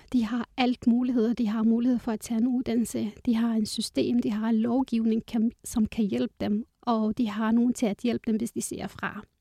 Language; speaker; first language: Danish; non-native, fluent; Arabic